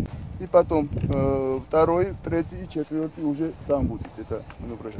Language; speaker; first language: Russian; non-native, learner; Georgian